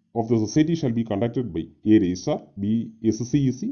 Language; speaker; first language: English; non-native, local second language; Malayalam